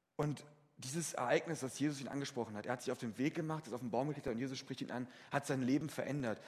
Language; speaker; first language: German; native; German